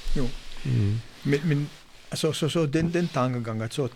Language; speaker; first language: Danish; non-native, fluent; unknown